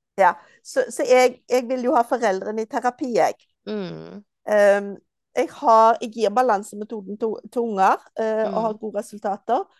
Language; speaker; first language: Norwegian; native; Norwegian